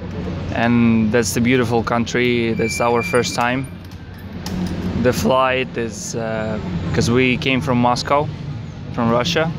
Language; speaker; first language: English; non-native, learner; Russian